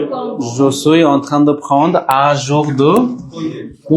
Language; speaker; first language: French; non-native, fluent; Bangla